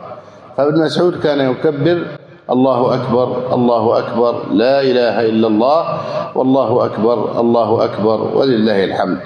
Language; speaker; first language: Arabic; native; Arabic